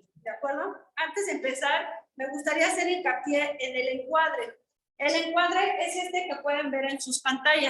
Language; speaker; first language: Spanish; native; Spanish